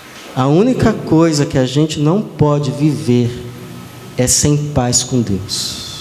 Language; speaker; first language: Portuguese; native; Portuguese